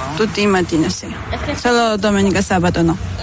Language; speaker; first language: Italian; non-native, learner; Spanish